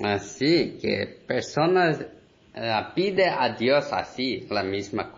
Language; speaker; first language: Spanish; non-native, learner; Korean